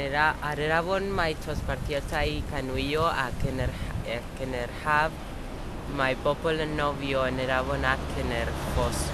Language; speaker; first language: Welsh; non-native, learner; Spanish